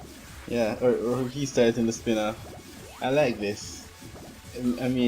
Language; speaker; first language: English; native; English